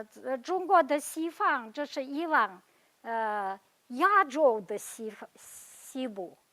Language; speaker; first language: Chinese; non-native, fluent; Kazakh